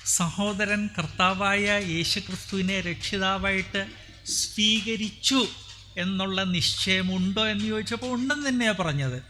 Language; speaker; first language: Malayalam; non-native, local second language; Hindi